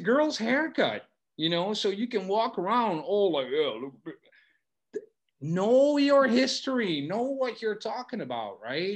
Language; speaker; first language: English; non-native, fluent; Dutch